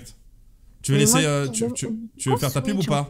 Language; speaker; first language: French; native; French